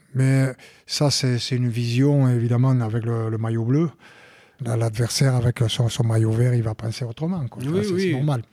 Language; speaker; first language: French; native; French